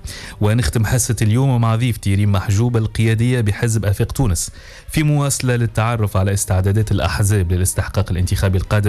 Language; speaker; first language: Arabic; native; Arabic